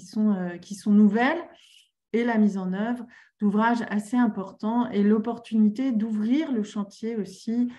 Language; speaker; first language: French; native; French